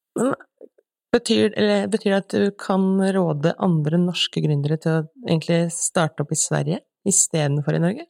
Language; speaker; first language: Norwegian; native; Norwegian